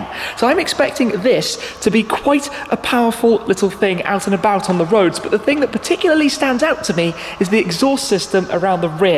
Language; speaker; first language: English; native; English